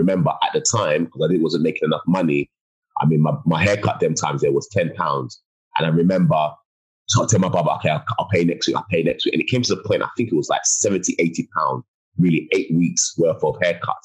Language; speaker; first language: English; native; English